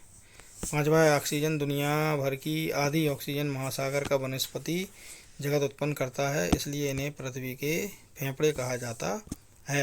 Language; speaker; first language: Hindi; native; Hindi